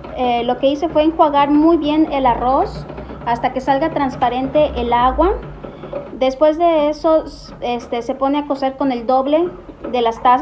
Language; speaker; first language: Spanish; native; Spanish